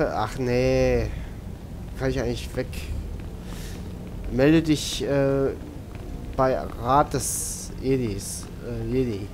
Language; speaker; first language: German; native; German